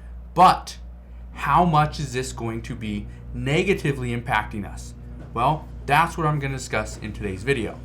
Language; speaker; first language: English; native; English